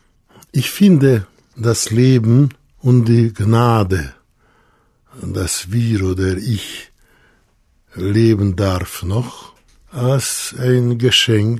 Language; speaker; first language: German; non-native, fluent; Hungarian